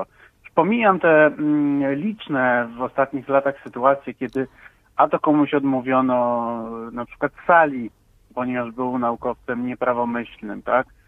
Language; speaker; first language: Polish; native; Polish